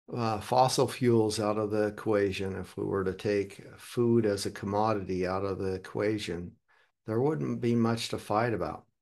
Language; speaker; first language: English; early bilingual, other home language; German